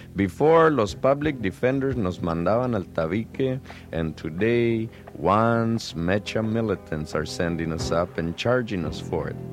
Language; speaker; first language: English; early bilingual, other home language; Spanish